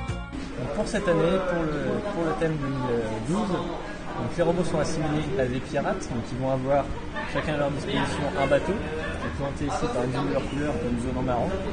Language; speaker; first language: French; native; French